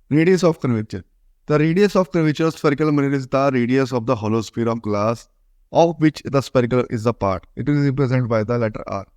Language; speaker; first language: English; non-native, local second language; Punjabi